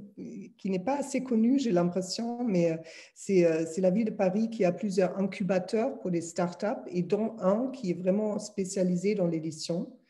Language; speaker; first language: French; non-native, fluent; German